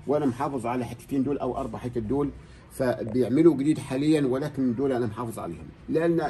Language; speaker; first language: Egyptian Arabic; non-native, local second language; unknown